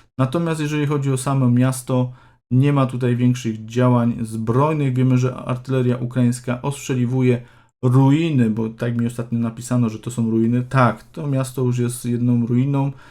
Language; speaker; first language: Polish; native; Polish